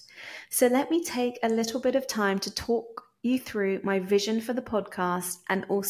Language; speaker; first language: English; native; English